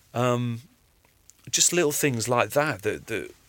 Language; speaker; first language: English; native; English